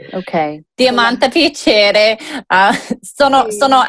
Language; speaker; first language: Italian; non-native, learner; English